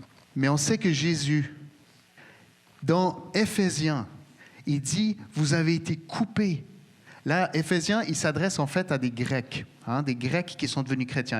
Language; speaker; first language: French; native; French